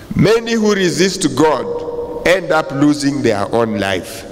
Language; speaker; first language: English; non-native, local second language; Swahili